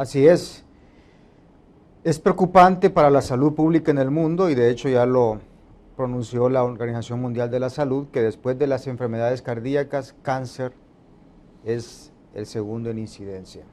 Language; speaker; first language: Spanish; native; Spanish